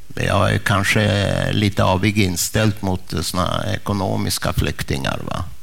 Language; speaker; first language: Swedish; early bilingual, other home language; Polish